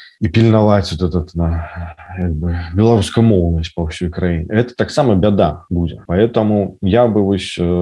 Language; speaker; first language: Belarusian; non-native, local second language; Russian